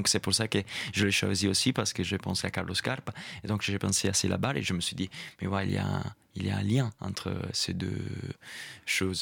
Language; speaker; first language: French; non-native, fluent; Italian